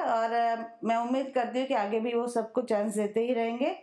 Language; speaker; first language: Hindi; non-native, local second language; Malayalam